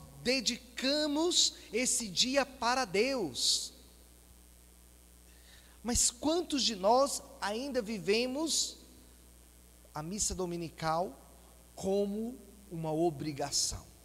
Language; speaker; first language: Portuguese; native; Portuguese